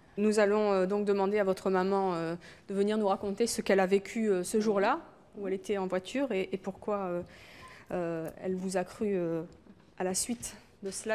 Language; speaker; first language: French; native; French